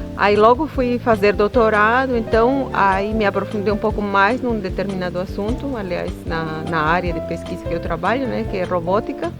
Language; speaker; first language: Portuguese; non-native, fluent; Spanish